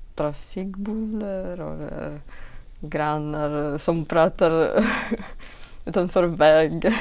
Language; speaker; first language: Swedish; non-native, fluent; Russian